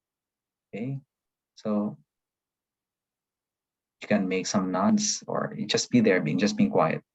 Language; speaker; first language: English; non-native, fluent; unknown